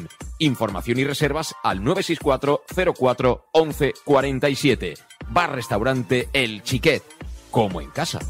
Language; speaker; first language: Spanish; native; Spanish